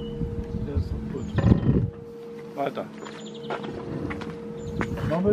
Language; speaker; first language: German; native; German